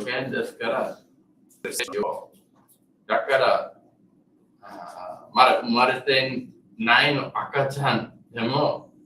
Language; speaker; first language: Japanese; non-native, learner; English